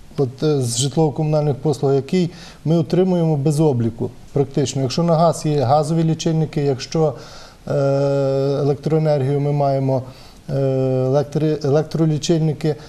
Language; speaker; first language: Ukrainian; native; Ukrainian